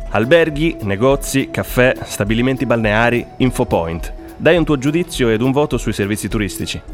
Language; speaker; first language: Italian; native; Italian